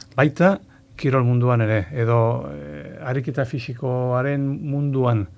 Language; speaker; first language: Basque; non-native, local second language; Spanish